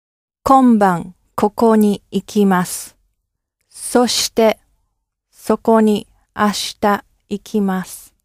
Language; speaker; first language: Japanese; non-native, learner; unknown